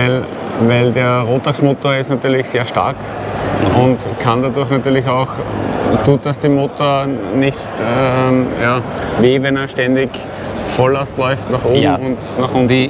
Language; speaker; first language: German; native; German